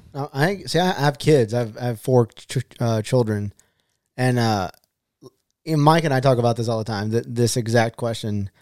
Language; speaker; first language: English; native; English